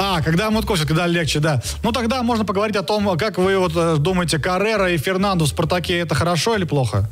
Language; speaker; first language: Russian; native; Russian